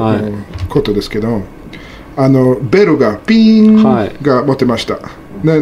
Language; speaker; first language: Japanese; non-native, learner; English